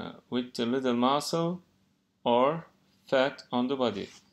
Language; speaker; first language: English; non-native, fluent; Turkish